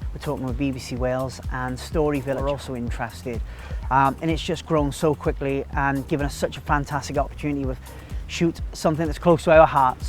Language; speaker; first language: English; native; English